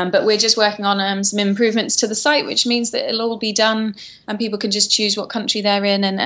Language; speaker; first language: English; native; English